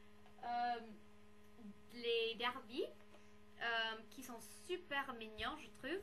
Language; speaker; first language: French; non-native, fluent; English